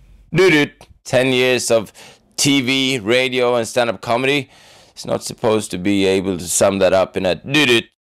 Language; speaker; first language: English; non-native, fluent; Swedish